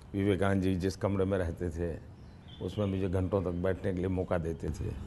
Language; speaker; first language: Hindi; non-native, local second language; Gujarati